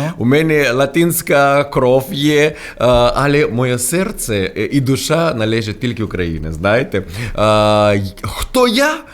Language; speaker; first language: Ukrainian; non-native, fluent; Spanish